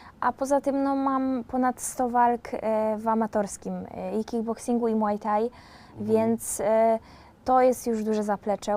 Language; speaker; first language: Polish; native; Polish